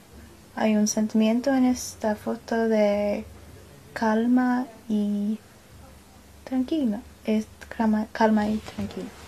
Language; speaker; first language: Spanish; non-native, learner; English